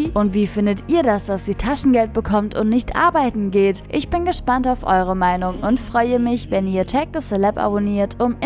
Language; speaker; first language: German; native; German